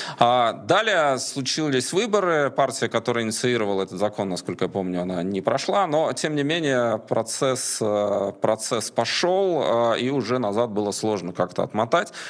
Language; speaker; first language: Russian; native; Russian